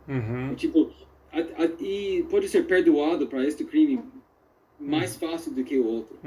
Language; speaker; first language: Portuguese; non-native, fluent; English